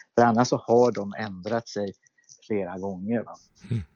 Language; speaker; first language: Swedish; native; Swedish